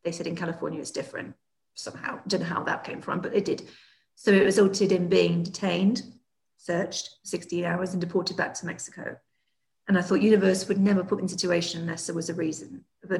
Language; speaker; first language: English; native; English